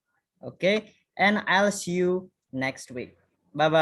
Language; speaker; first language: English; non-native, fluent; Indonesian